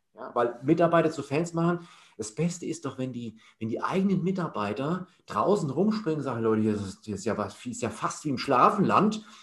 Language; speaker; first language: German; native; German